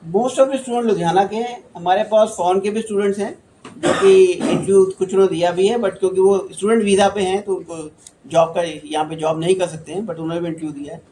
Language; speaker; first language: Hindi; non-native, local second language; Punjabi